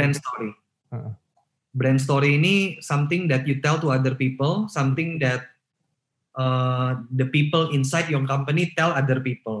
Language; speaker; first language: English; non-native, local second language; Indonesian